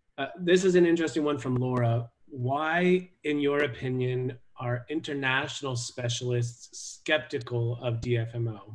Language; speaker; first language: English; native; English